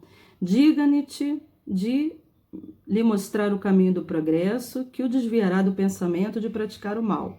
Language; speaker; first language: Portuguese; native; Portuguese